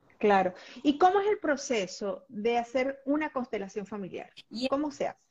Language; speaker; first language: Spanish; native; Spanish